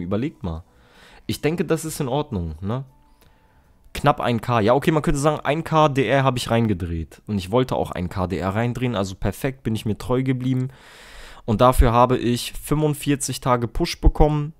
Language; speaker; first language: German; native; German